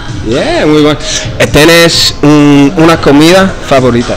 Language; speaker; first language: Spanish; non-native, learner; English